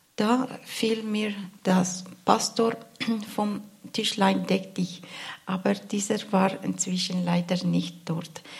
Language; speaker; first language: German; non-native, learner; Arabic